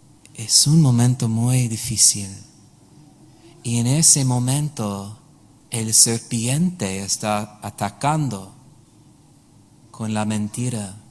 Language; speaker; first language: Spanish; non-native, learner; English